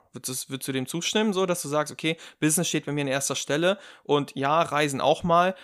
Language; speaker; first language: German; native; German